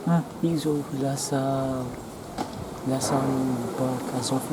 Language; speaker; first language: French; non-native, local second language; Malagasy